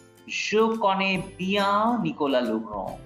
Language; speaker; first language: French; non-native, fluent; Bangla